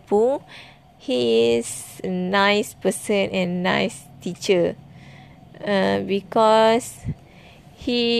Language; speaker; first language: English; non-native, learner; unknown